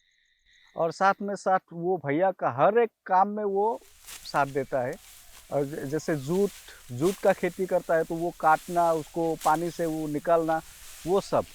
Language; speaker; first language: Hindi; non-native, local second language; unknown